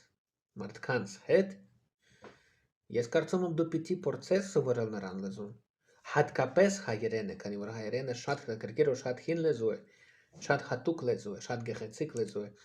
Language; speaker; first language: Armenian; non-native, fluent; Russian